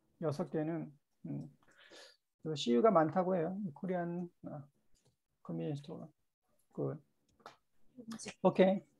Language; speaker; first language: Korean; native; Korean